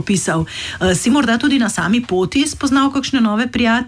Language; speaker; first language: Slovenian; native; Slovenian